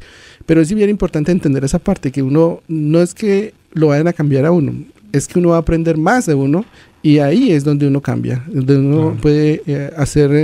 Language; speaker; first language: Spanish; native; Spanish